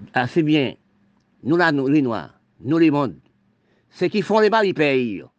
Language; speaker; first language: French; non-native, local second language; Haitian Creole